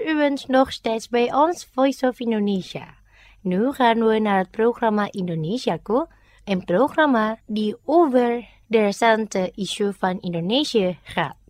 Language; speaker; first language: Dutch; non-native, fluent; Indonesian